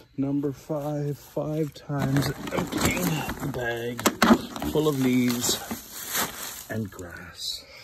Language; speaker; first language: English; native; English